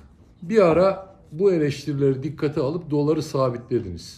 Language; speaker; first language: Turkish; native; Turkish